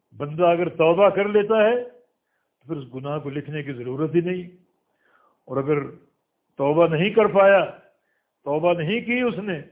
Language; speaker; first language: Urdu; native; Urdu